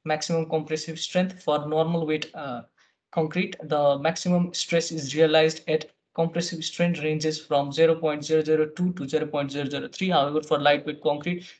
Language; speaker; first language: English; non-native, local second language; Nepali